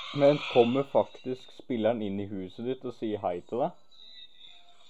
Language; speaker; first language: Norwegian; native; Norwegian